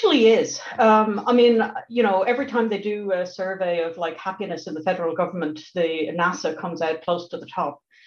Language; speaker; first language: English; native; English